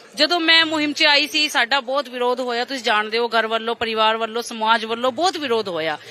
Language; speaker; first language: Punjabi; non-native, local second language; Hindi